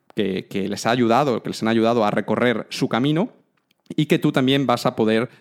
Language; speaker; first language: Spanish; native; Spanish